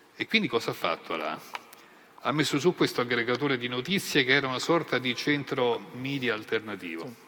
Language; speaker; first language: Italian; native; Italian